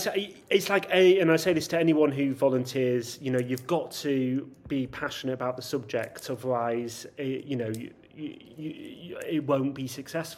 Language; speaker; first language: English; native; English